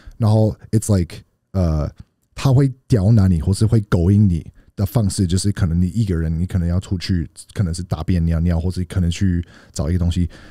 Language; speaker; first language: Chinese; early bilingual, heritage; Chinese